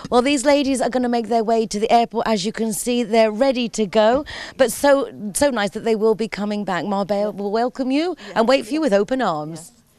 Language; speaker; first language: English; native; English